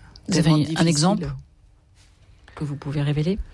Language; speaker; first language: French; native; French